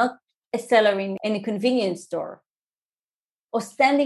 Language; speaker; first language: English; non-native, fluent; Hebrew